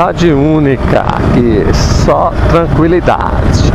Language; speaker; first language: Portuguese; native; Portuguese